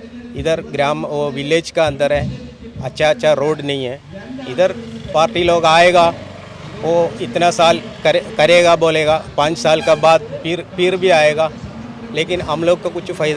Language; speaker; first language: Hindi; non-native, local second language; Malayalam